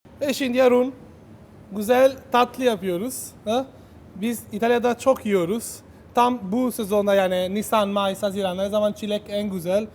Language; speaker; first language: Turkish; non-native, learner; Italian